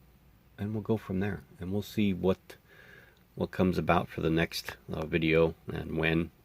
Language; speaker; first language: English; native; English